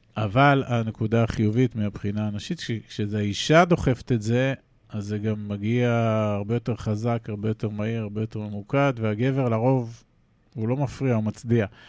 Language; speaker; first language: Hebrew; native; Hebrew